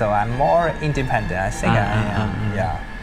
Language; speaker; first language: English; non-native, learner; Chinese